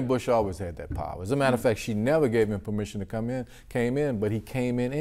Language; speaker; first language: English; native; English